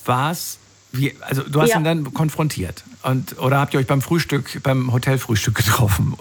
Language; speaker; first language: German; native; German